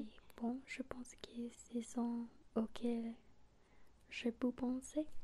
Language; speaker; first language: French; non-native, learner; Spanish